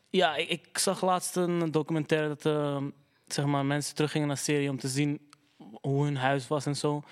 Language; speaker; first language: Dutch; early bilingual, other home language; Arabic